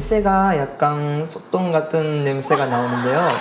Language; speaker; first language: Korean; non-native, fluent; Japanese